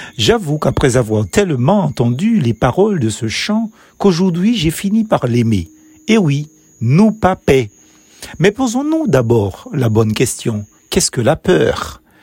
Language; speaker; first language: French; native; French